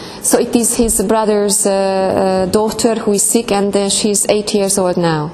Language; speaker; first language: English; non-native, fluent; Hungarian